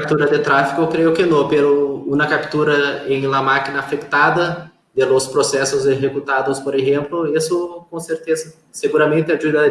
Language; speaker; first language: Spanish; non-native, fluent; Portuguese